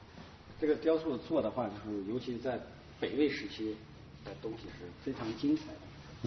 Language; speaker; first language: Chinese; native; Chinese